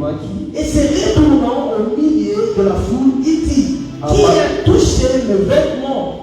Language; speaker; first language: French; non-native, local second language; Lingala